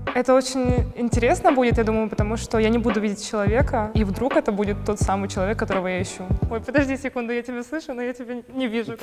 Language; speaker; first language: Russian; native; Russian